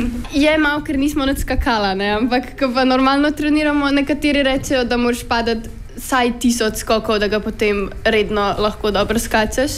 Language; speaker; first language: Slovenian; native; Slovenian